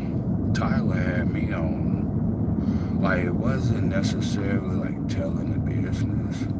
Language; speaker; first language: English; native; English